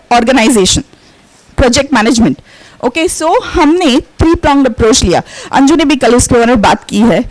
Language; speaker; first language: Hindi; non-native, local second language; Marathi